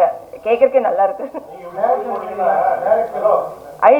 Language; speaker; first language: Tamil; non-native, learner; English